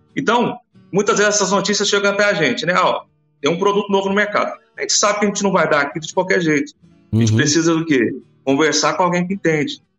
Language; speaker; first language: Portuguese; native; Portuguese